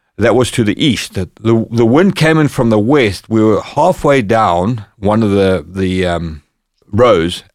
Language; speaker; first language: English; native; English